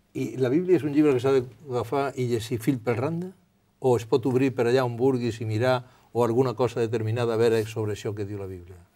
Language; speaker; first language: Catalan; non-native, local second language; Spanish